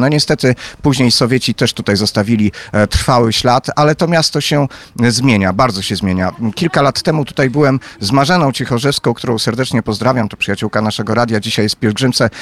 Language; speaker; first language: Polish; native; Polish